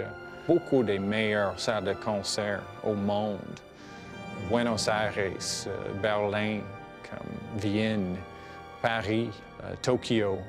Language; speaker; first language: French; non-native, fluent; English